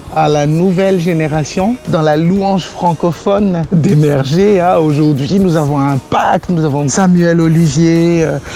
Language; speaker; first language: French; non-native, local second language; Malagasy